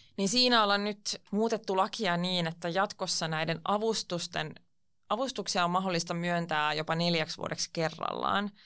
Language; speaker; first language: Finnish; non-native, local second language; Swedish